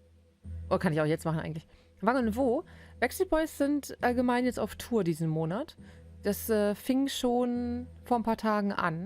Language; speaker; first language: German; native; German